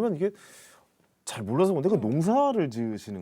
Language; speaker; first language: Korean; native; Korean